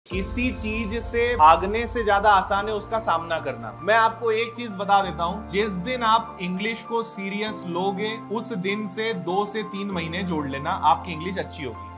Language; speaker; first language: Hindi; native; Hindi